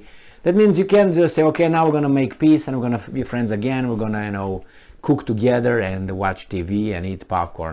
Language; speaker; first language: English; non-native, fluent; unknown